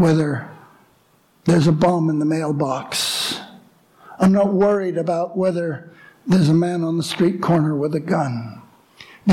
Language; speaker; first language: English; native; English